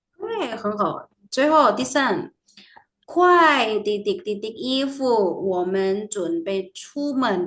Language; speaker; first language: Chinese; non-native, fluent; Indonesian